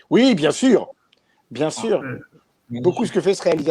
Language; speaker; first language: French; native; French